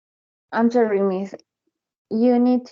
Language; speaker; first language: English; non-native, learner; Spanish